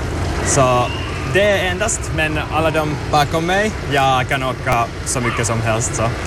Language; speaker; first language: Swedish; non-native, learner; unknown